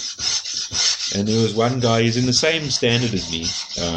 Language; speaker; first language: English; native; English